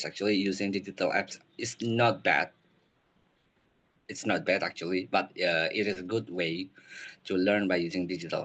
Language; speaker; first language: English; non-native, learner; Indonesian